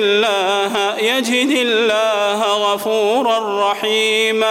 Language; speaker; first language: Arabic; native; Arabic